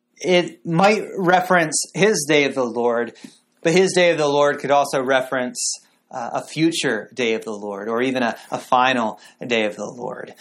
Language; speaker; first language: English; native; English